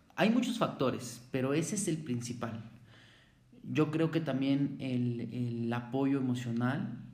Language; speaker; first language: Spanish; native; Spanish